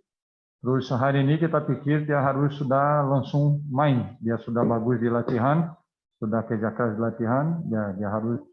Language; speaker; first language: Indonesian; non-native, fluent; Portuguese